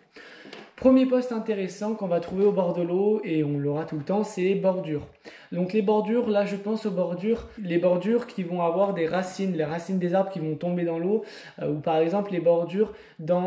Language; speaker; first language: French; native; French